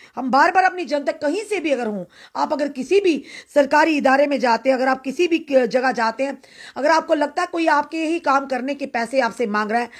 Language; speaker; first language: Hindi; native; Hindi